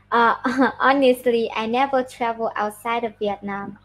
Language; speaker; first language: English; non-native, learner; Vietnamese